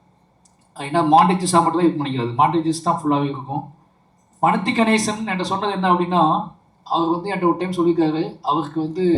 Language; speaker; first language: Tamil; native; Tamil